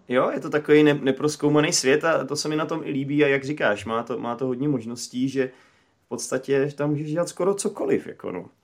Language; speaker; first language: Czech; native; Czech